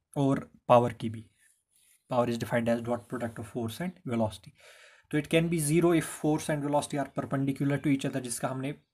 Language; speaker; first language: Hindi; non-native, local second language; Kashmiri